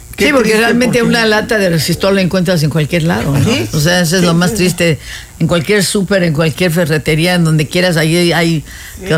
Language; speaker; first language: Spanish; native; Spanish